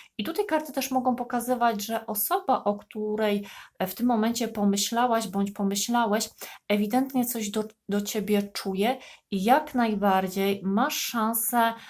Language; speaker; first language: Polish; native; Polish